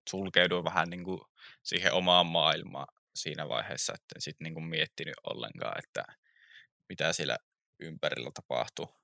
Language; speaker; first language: Finnish; native; Finnish